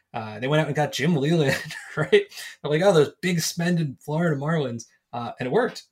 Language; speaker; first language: English; native; English